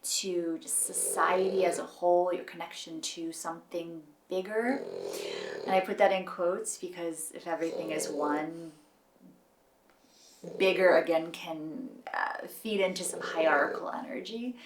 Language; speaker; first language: English; native; English